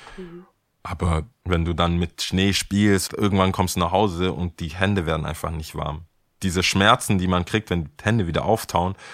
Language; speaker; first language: German; early bilingual, other home language; Akan